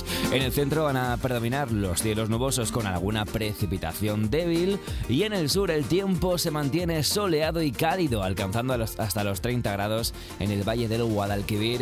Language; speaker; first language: Spanish; native; Spanish